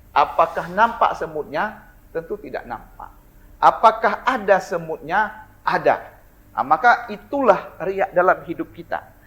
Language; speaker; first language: Indonesian; non-native, local second language; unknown